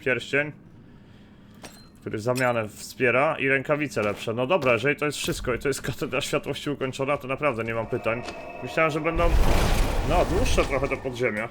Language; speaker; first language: Polish; native; Polish